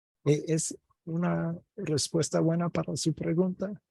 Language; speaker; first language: Spanish; non-native, fluent; English